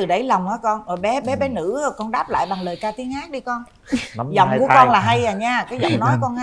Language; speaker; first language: Vietnamese; native; Vietnamese